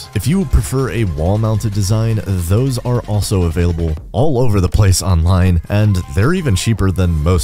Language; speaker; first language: English; native; English